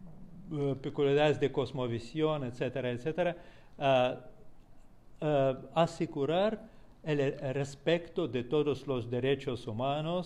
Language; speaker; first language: Spanish; non-native, fluent; Russian